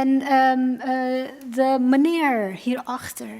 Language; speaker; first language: Dutch; non-native, fluent; Indonesian